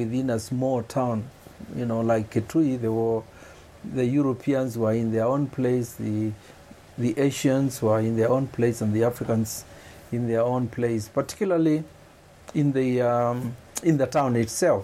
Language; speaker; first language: English; non-native, local second language; Kamba